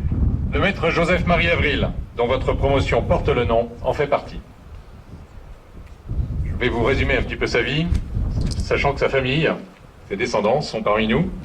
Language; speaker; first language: French; native; French